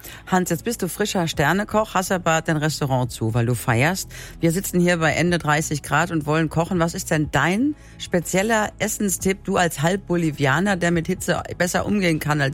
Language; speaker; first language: German; native; German